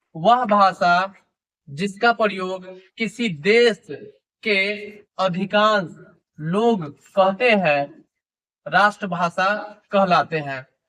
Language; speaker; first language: Hindi; native; Hindi